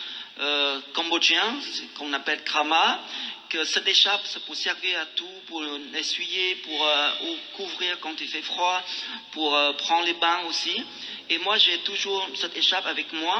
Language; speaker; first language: French; non-native, fluent; Khmer